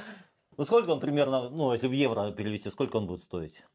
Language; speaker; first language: Russian; native; Russian